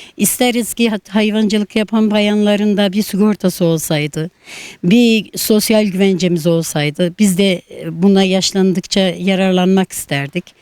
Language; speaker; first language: Turkish; non-native, local second language; Kurdish